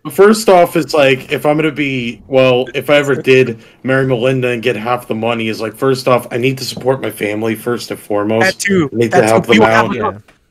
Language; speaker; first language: English; native; English